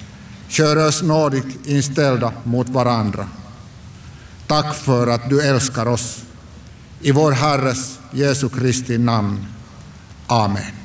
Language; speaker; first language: Swedish; non-native, local second language; Finnish